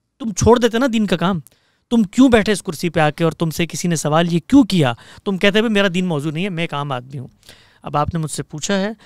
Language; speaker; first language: Urdu; native; Urdu